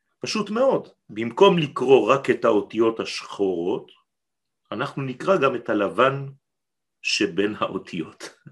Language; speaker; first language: Hebrew; non-native, fluent; French